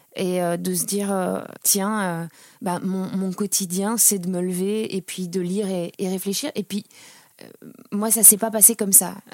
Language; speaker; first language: French; native; French